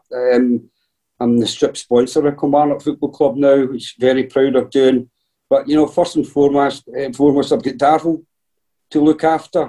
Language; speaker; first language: English; native; English